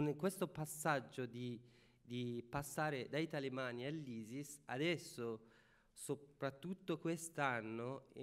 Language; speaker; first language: Italian; non-native, fluent; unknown